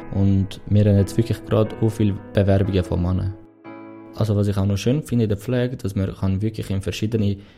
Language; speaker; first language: German; non-native, fluent; Portuguese